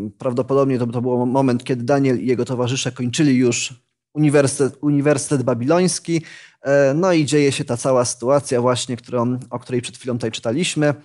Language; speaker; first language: Polish; native; Polish